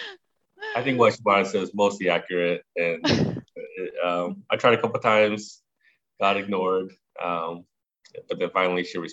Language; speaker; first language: English; native; English